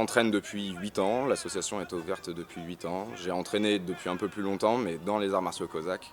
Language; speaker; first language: French; native; French